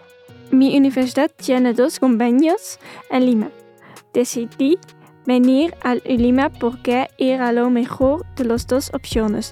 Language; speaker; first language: Spanish; non-native, fluent; Dutch